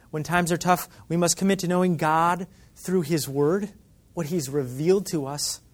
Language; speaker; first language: English; native; English